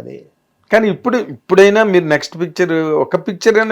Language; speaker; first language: Telugu; native; Telugu